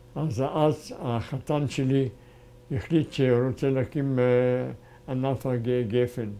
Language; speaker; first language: Hebrew; non-native, fluent; German